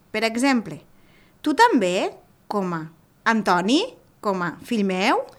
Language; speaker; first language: Catalan; native; Catalan